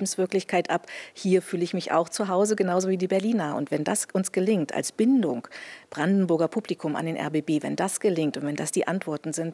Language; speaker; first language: German; native; German